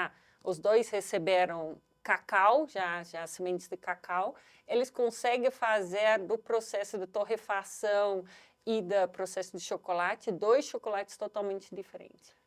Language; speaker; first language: Portuguese; non-native, fluent; Dutch